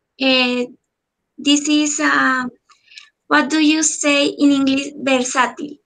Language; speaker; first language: English; non-native, learner; Spanish